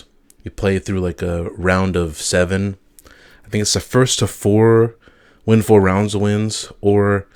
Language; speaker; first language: English; native; English